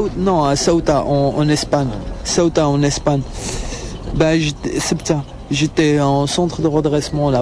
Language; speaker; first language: French; non-native, local second language; Arabic